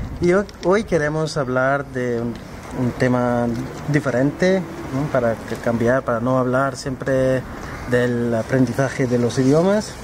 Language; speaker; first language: Spanish; non-native, fluent; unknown